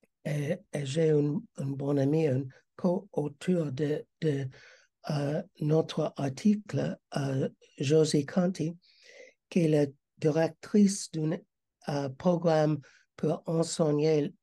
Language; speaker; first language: French; non-native, learner; English